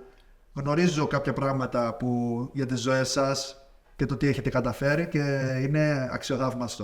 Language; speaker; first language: Greek; native; Greek